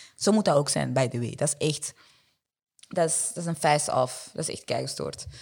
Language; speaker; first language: Dutch; early bilingual, other home language; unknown